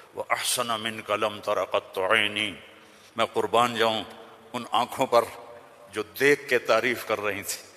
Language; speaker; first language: Urdu; non-native, local second language; Punjabi